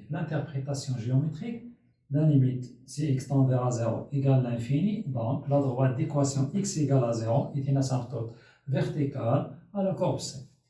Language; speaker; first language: French; non-native, local second language; Arabic